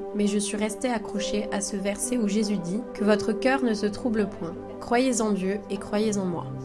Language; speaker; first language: French; non-native, fluent; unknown